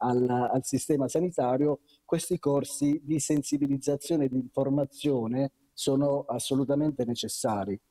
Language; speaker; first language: Italian; native; Italian